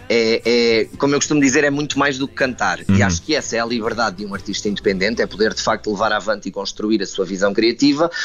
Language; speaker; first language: Portuguese; native; Portuguese